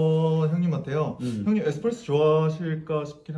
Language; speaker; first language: Korean; native; Korean